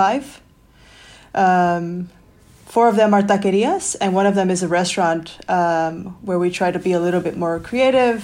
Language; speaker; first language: English; native; English